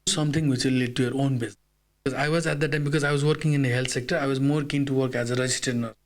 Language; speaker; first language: English; non-native, fluent; Nepali